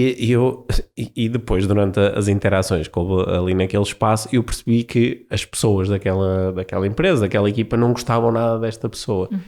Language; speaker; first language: Portuguese; native; Portuguese